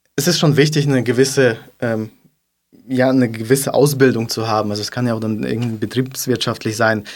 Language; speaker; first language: German; non-native, fluent; Russian